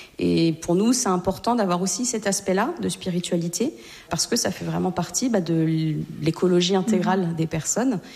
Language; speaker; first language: French; native; French